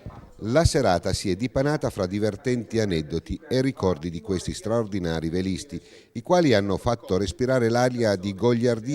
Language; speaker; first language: Italian; native; Italian